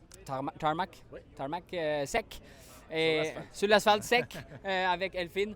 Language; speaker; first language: French; non-native, learner; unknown